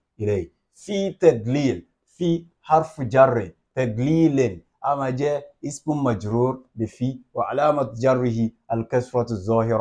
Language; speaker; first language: Arabic; non-native, fluent; Yoruba